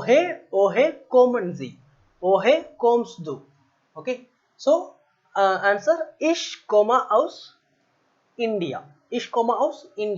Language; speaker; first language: German; non-native, learner; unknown